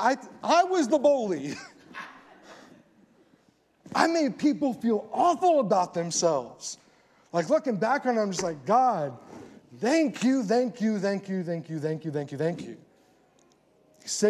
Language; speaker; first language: English; native; English